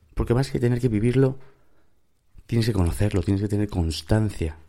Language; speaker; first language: Spanish; native; Spanish